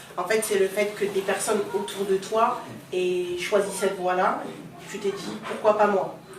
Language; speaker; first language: French; native; French